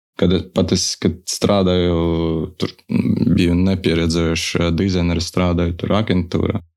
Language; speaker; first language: Latvian; non-native, local second language; Russian